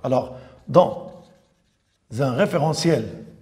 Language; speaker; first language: French; non-native, local second language; Arabic